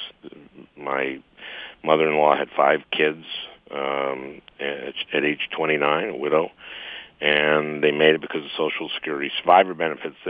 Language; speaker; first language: English; native; English